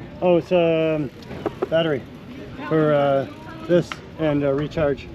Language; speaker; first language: English; non-native, learner; Spanish